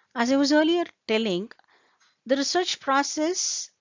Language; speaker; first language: English; non-native, local second language; Kannada